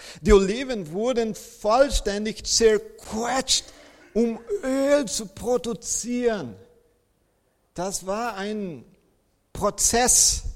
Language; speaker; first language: German; non-native, fluent; Portuguese